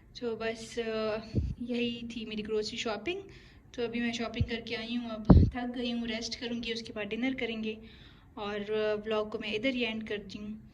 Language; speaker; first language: Urdu; native; Urdu